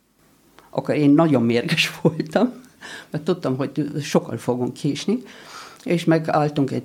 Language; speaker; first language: Hungarian; non-native, learner; German